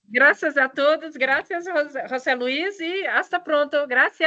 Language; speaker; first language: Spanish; non-native, learner; Portuguese